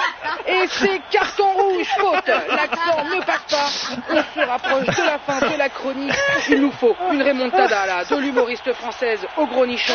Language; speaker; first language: French; native; French